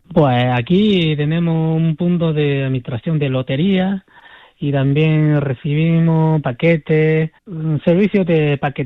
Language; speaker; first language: Spanish; non-native, fluent; Chinese